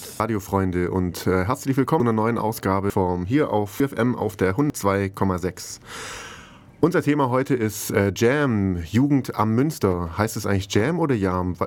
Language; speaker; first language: German; native; German